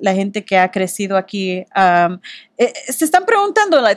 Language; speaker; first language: Spanish; early bilingual, heritage; Spanish